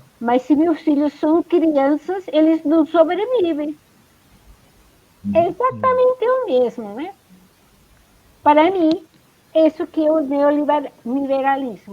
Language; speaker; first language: Portuguese; non-native, fluent; Spanish